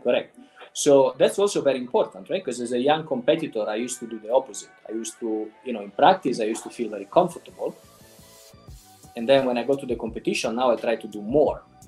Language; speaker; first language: English; non-native, fluent; Italian